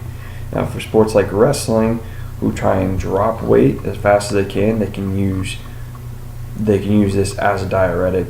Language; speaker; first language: English; native; English